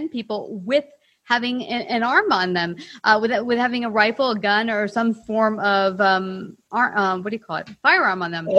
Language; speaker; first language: English; native; English